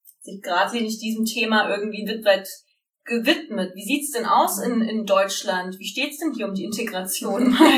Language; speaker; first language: German; native; German